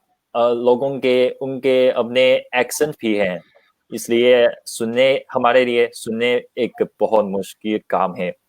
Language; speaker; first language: Hindi; non-native, learner; Chinese